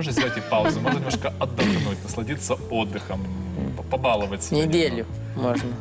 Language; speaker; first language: Russian; non-native, learner; Romanian